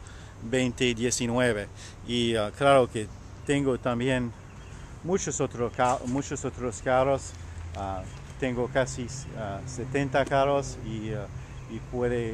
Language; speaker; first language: Spanish; non-native, learner; French